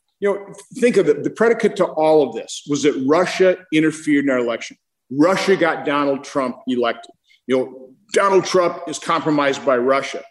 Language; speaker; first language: English; native; English